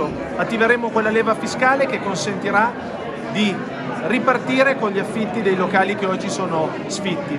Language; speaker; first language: Italian; native; Italian